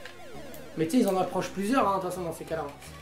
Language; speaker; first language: French; native; French